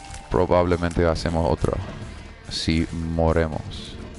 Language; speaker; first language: Spanish; non-native, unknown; English